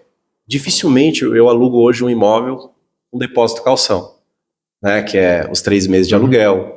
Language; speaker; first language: Portuguese; native; Portuguese